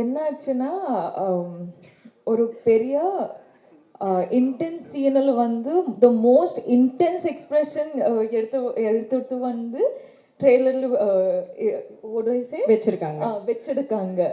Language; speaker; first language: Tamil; non-native, learner; Kannada